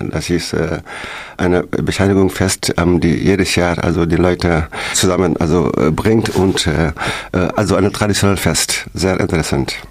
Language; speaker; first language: German; non-native, learner; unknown